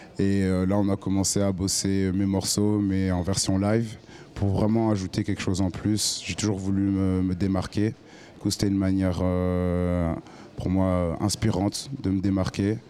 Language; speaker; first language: French; native; French